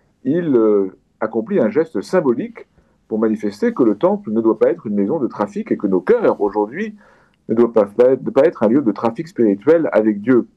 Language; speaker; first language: French; native; French